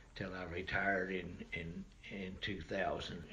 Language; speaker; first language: English; native; English